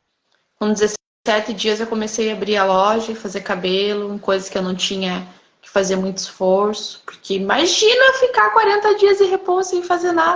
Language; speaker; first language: Portuguese; native; Portuguese